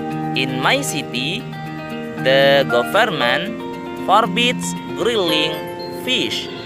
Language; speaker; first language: English; non-native, learner; Indonesian